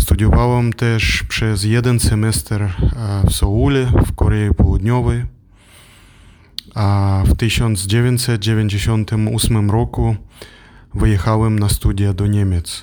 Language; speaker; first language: Polish; non-native, learner; German